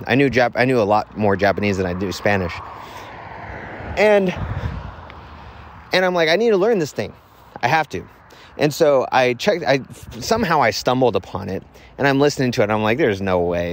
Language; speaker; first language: English; native; English